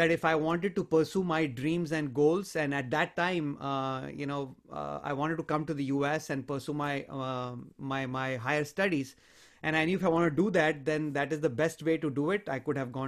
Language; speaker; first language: English; non-native, local second language; Hindi